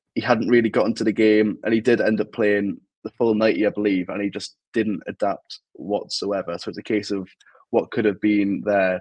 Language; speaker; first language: English; native; English